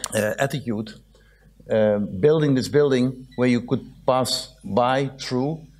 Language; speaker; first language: English; non-native, fluent; Dutch